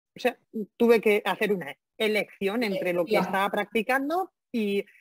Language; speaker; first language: Spanish; native; Spanish